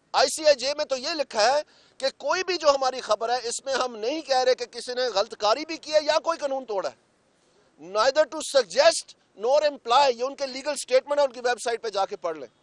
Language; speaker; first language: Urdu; non-native, local second language; Punjabi